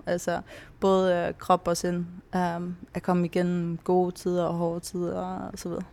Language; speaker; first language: Danish; non-native, local second language; Faroese